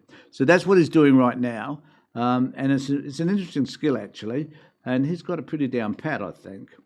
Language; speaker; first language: English; native; English